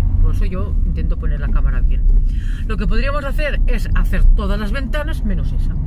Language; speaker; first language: Spanish; native; Spanish